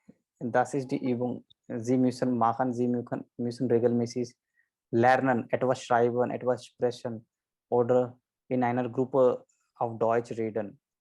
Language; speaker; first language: German; non-native, fluent; Hindi